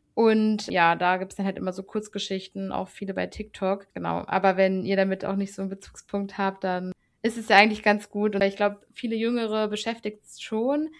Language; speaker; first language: German; native; German